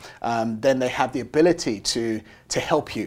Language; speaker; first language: English; native; English